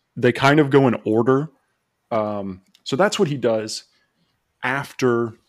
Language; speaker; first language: English; native; English